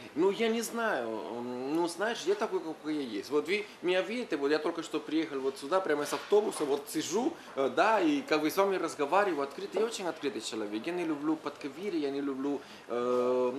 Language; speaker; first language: Russian; non-native, fluent; Spanish